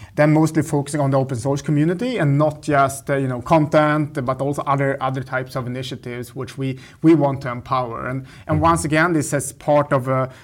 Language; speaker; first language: English; non-native, fluent; Swedish